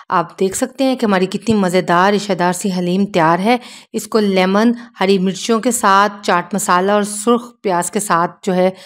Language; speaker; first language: Urdu; native; Urdu